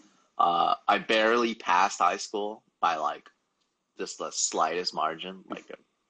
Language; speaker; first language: English; native; English